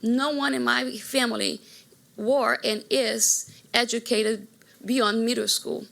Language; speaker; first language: English; non-native, fluent; Portuguese